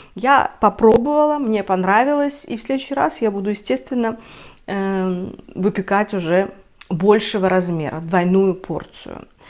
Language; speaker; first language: Russian; native; Russian